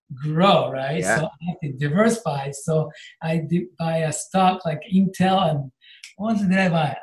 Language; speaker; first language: English; non-native, fluent; Japanese